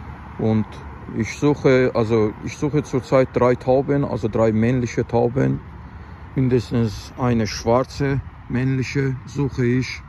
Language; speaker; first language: German; non-native, fluent; Azerbaijani